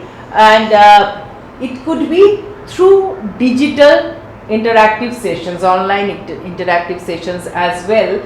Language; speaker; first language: English; non-native, local second language; Bangla